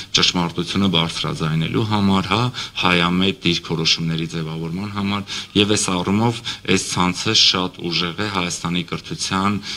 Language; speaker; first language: Armenian; native; Armenian